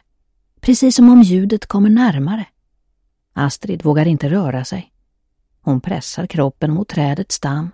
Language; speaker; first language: Swedish; native; Swedish